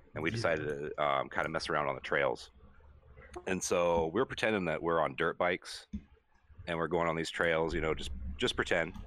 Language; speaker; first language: English; native; English